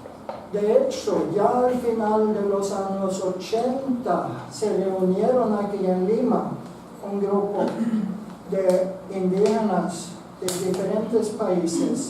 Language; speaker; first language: Spanish; non-native, fluent; Swedish